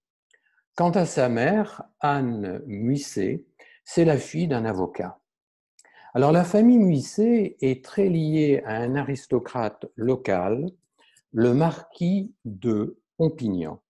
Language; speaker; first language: French; native; French